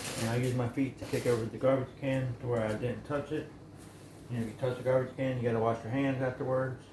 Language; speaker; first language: English; native; English